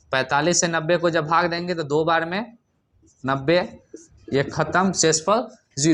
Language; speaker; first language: Hindi; native; Hindi